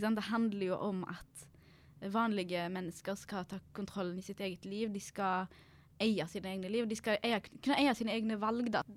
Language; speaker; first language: Norwegian; early bilingual, other home language; Arabic